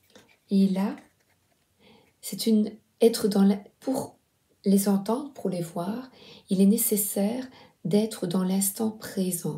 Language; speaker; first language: French; native; French